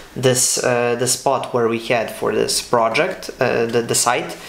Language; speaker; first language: English; non-native, fluent; Serbian